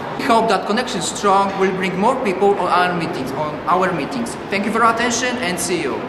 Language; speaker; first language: English; non-native, learner; Polish